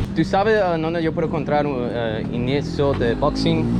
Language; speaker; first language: Spanish; non-native, learner; English